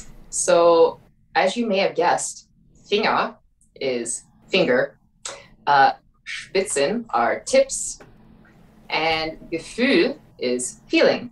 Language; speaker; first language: English; native; English